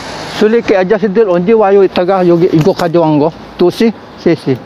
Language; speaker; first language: Korean; non-native, learner; Filipino